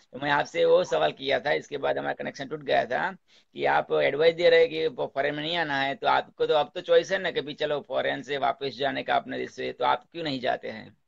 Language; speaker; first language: Hindi; non-native, local second language; Gujarati